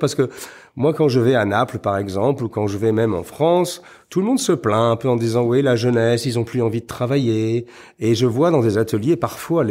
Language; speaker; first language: French; native; French